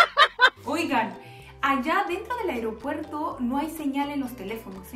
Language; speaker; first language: Spanish; native; Spanish